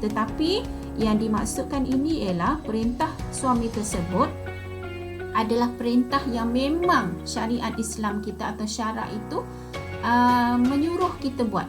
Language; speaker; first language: Malay; native; Malay